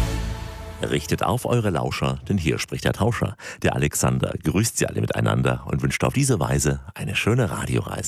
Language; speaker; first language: German; native; German